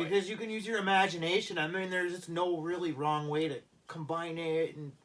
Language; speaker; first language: English; native; English